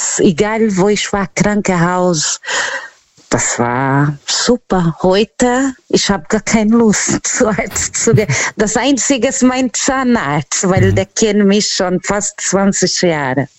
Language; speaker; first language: German; non-native, learner; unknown